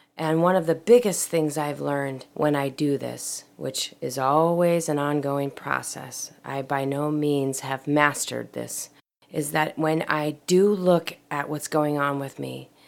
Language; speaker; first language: English; native; English